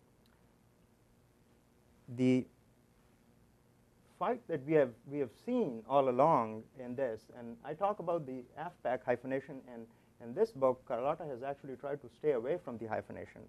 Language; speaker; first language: English; non-native, local second language; Pashto